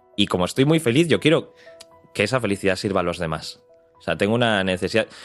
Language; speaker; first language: Spanish; native; Spanish